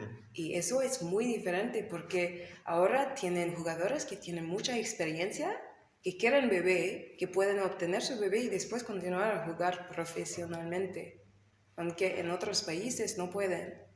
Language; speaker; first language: Spanish; non-native, learner; English